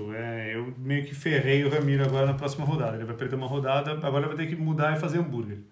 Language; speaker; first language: Portuguese; native; Portuguese